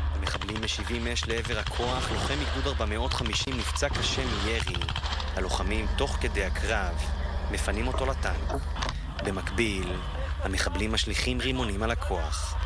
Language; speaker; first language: Hebrew; native; Hebrew